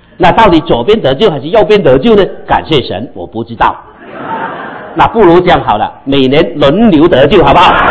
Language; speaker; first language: Chinese; non-native, local second language; Cantonese